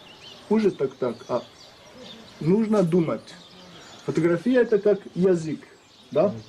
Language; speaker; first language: Russian; non-native, learner; French